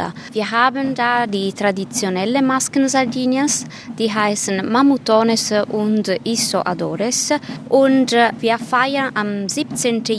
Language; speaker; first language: German; non-native, fluent; Italian